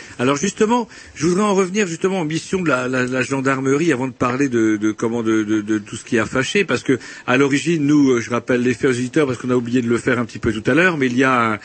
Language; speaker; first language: French; native; French